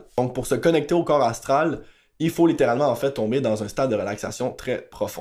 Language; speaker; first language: French; native; French